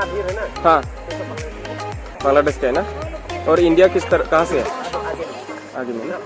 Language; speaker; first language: Hindi; non-native, local second language; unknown